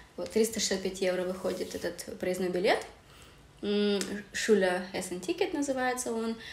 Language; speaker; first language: Russian; native; Russian